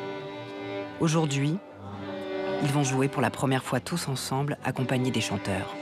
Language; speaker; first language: French; native; French